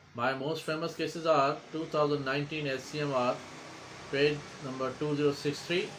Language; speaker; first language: English; non-native, local second language; Urdu